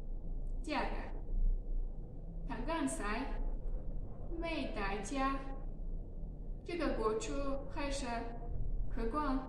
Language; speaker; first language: Chinese; non-native, learner; Tajik